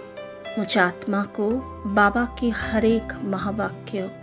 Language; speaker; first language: Hindi; native; Hindi